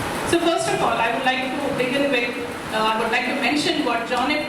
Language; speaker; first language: English; non-native, local second language; Kannada